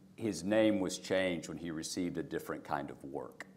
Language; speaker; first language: English; native; English